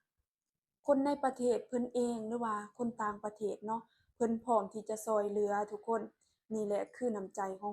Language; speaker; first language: Thai; non-native, local second language; Lao